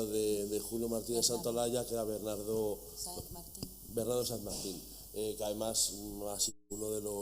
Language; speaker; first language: Spanish; native; Spanish